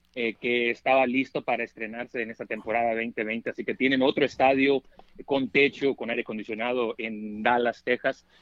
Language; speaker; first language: Spanish; early bilingual, heritage; Spanish